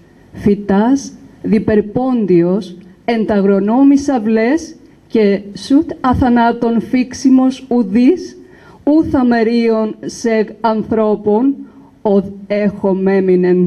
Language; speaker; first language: Greek; native; Greek